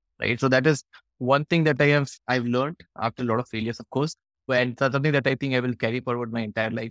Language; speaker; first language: English; non-native, local second language; Hindi